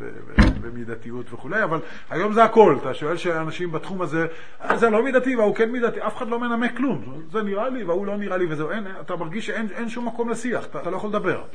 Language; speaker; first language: Hebrew; native; Hebrew